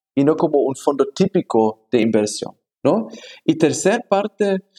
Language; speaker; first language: Spanish; non-native, fluent; German